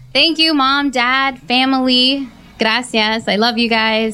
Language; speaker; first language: English; early bilingual, other home language; Spanish